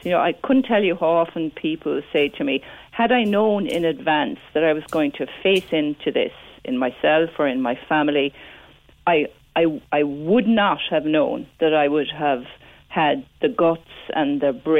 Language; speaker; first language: English; native; English